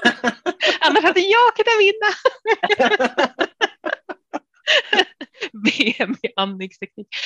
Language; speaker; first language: Swedish; native; Swedish